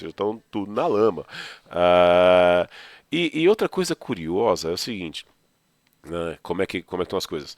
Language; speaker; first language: Portuguese; native; Portuguese